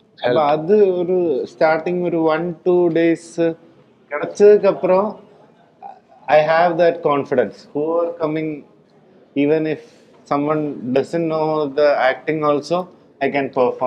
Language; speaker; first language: Tamil; non-native, learner; Malayalam